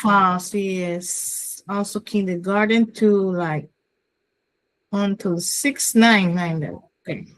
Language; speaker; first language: English; non-native, learner; Spanish